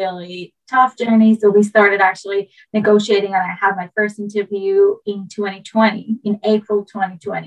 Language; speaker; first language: English; non-native, fluent; Persian